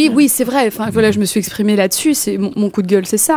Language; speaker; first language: French; native; French